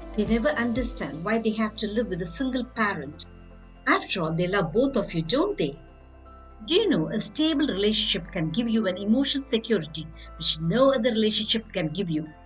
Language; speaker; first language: English; non-native, local second language; Tamil